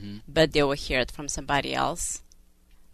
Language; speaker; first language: English; non-native, fluent; Amharic